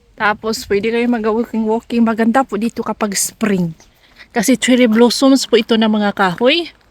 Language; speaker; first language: Filipino; non-native, local second language; Cebuano